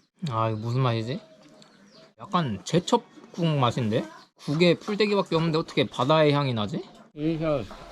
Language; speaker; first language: Korean; native; Korean